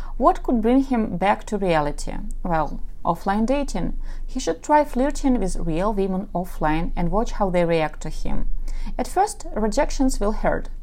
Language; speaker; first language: English; non-native, fluent; Russian